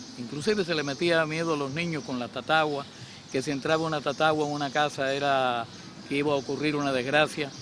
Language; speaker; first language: Spanish; native; Spanish